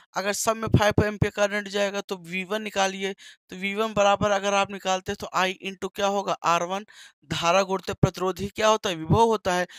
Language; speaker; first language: Hindi; native; Hindi